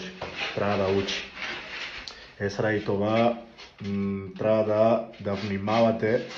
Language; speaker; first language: Bulgarian; non-native, learner; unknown